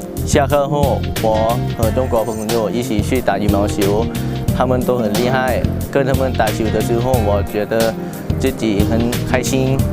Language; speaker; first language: Chinese; non-native, learner; Lao